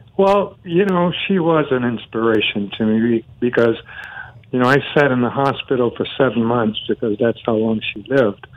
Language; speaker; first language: English; non-native, fluent; Spanish